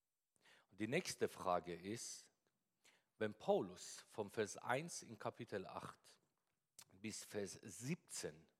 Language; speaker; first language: German; non-native, fluent; Persian